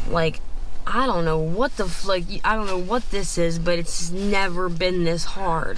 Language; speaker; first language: English; native; English